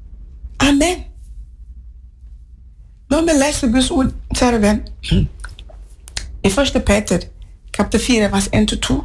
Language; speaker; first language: Norwegian; non-native, fluent; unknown